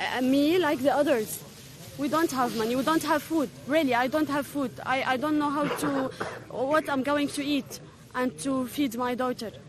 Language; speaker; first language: English; non-native, fluent; Arabic